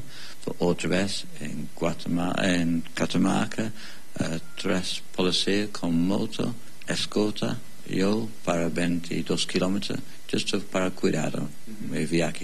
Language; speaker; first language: Spanish; non-native, learner; English